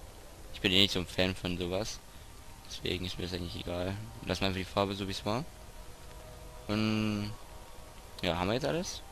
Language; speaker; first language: German; native; German